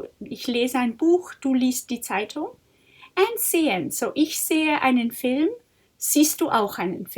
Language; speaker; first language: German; non-native, fluent; English